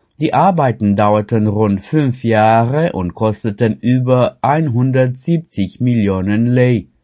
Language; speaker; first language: German; non-native, fluent; Romanian